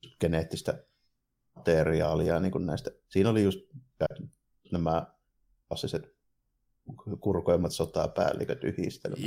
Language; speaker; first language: Finnish; native; Finnish